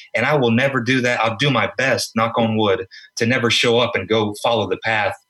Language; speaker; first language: English; native; English